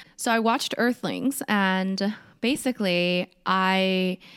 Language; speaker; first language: English; early bilingual, other home language; Korean